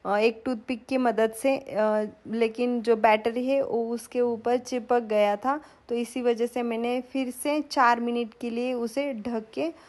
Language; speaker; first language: Hindi; non-native, local second language; Marathi